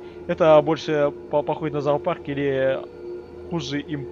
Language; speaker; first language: Russian; native; Russian